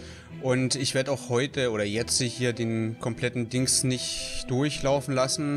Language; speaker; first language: German; native; German